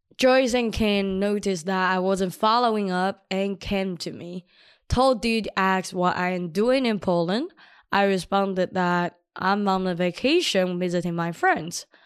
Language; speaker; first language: English; non-native, fluent; Chinese